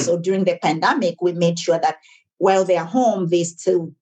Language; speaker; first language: English; non-native, local second language; Ganda